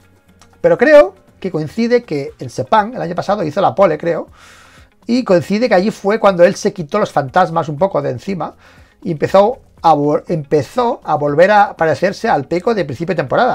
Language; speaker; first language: Spanish; native; Spanish